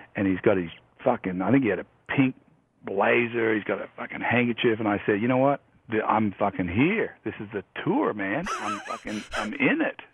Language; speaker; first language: English; native; English